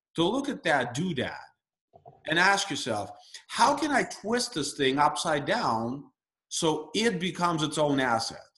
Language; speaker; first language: English; early bilingual, other home language; Russian